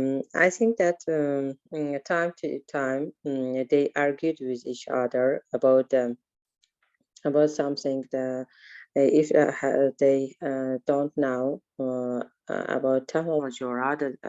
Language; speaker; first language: English; non-native, learner; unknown